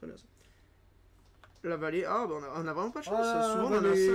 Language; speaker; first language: French; native; French